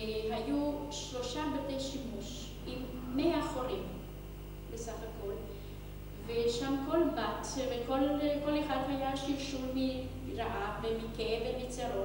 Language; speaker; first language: Hebrew; non-native, fluent; Hungarian